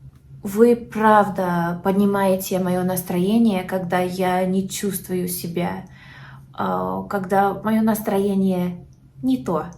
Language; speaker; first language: Russian; non-native, learner; English